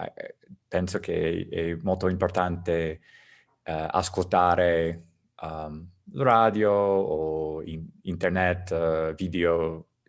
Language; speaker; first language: Italian; non-native, learner; English